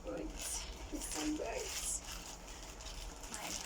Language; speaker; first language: English; non-native, learner; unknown